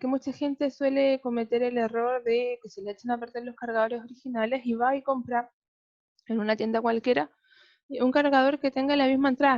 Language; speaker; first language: Spanish; native; Spanish